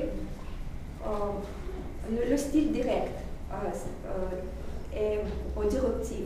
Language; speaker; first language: French; non-native, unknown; Russian